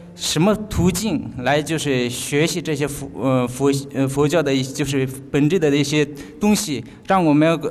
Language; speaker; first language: Chinese; non-native, local second language; Tibetan